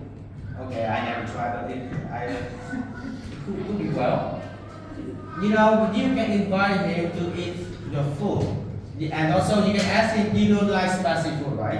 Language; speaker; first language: English; non-native, learner; Vietnamese